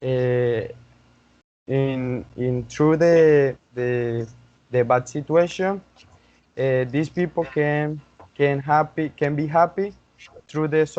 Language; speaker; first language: English; non-native, learner; Spanish